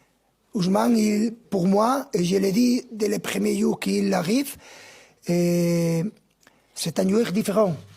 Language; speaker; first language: French; non-native, fluent; Spanish